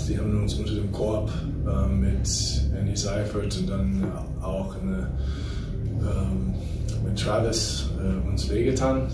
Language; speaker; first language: German; non-native, fluent; English